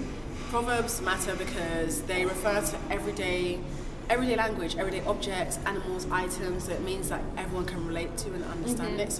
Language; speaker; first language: English; non-native, local second language; Igbo